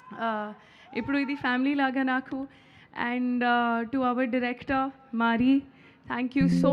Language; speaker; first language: Telugu; non-native, learner; Hindi